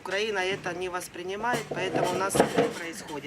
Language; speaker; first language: Russian; native; Russian